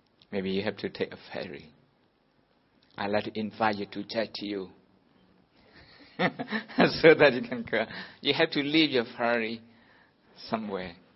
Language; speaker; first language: English; non-native, fluent; Burmese